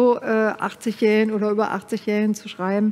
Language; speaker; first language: German; native; German